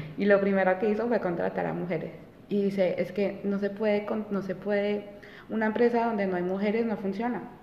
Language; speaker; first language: Spanish; early bilingual, heritage; Spanish